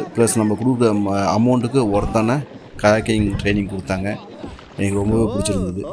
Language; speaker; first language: Tamil; native; Tamil